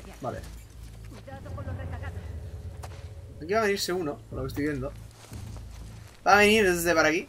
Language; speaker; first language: Spanish; native; Spanish